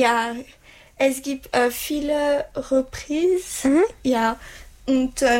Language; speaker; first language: German; non-native, learner; French